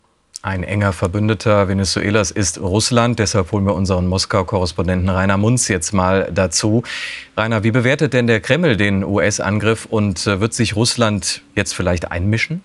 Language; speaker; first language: German; native; German